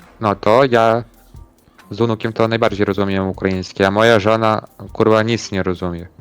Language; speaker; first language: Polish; non-native, learner; Ukrainian